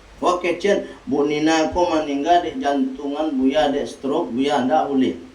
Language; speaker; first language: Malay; non-native, local second language; Minangkabau